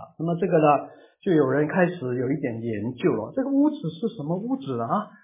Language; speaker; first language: Chinese; non-native, local second language; Cantonese